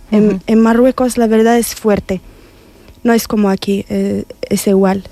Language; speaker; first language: Spanish; non-native, learner; Arabic